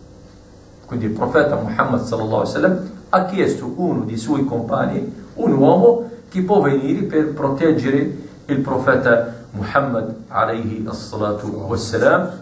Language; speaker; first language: Italian; non-native, fluent; Arabic